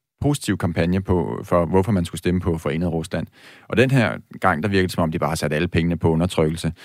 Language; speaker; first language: Danish; native; Danish